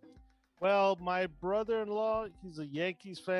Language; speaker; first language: English; native; English